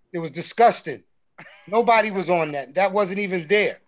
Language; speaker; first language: English; native; English